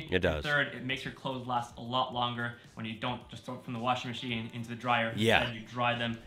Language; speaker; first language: English; native; English